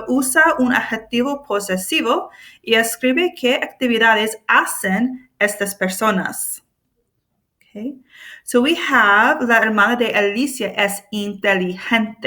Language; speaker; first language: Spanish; non-native, fluent; English